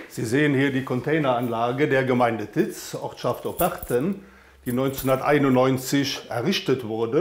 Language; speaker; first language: German; native; German